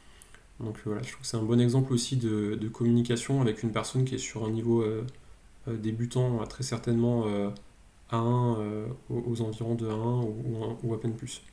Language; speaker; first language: French; native; French